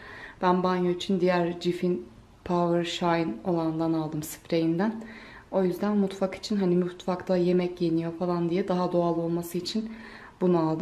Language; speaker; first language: Turkish; native; Turkish